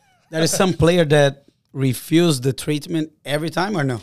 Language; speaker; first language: English; non-native, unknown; Portuguese